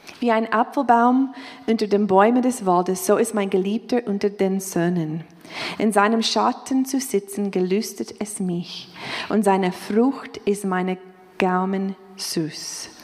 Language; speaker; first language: German; non-native, fluent; English